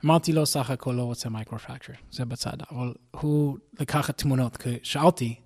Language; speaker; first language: Hebrew; non-native, learner; English